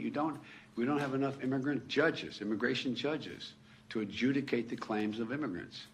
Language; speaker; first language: English; native; English